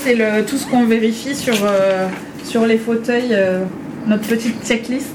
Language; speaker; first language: French; native; French